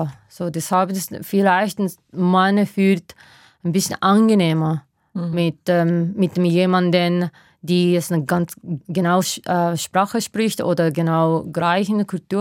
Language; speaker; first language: German; non-native, fluent; Japanese